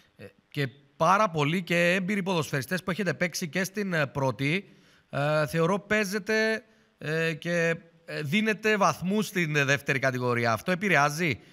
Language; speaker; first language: Greek; native; Greek